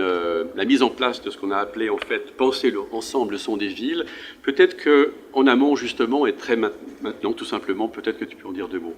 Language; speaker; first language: French; native; French